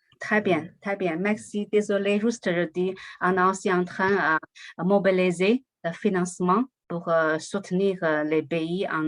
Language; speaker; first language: French; non-native, learner; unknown